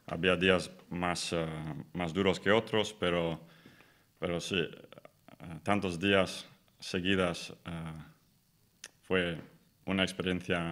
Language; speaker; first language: Spanish; non-native, fluent; English